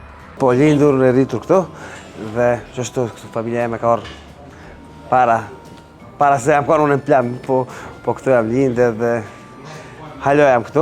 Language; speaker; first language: Albanian; early bilingual, heritage; Albanian